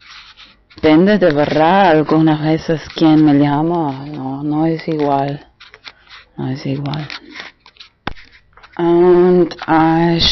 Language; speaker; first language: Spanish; non-native, fluent; German